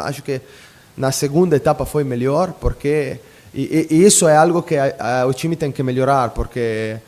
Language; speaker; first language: Portuguese; non-native, fluent; Italian